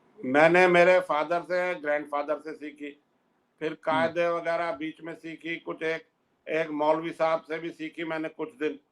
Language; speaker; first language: Hindi; native; Hindi